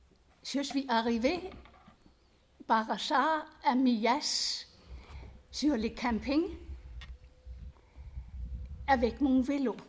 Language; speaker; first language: French; non-native, learner; Danish